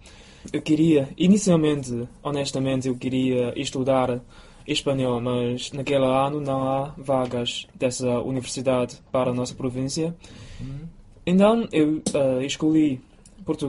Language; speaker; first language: Portuguese; non-native, fluent; Chinese